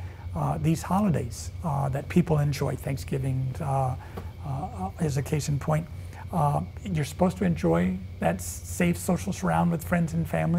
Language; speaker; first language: English; native; English